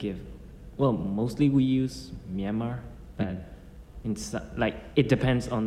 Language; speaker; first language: English; non-native, fluent; Burmese